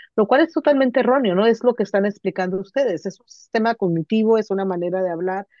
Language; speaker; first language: Spanish; native; Spanish